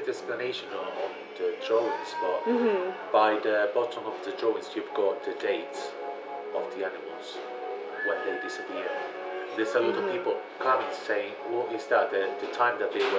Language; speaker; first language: English; non-native, fluent; Spanish